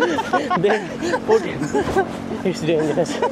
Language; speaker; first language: English; non-native, learner; Urdu